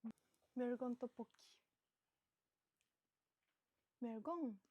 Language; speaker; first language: Korean; non-native, fluent; Japanese